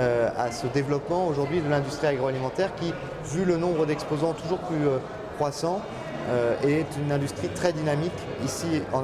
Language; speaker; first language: French; native; French